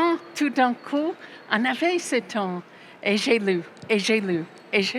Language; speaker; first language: French; non-native, fluent; English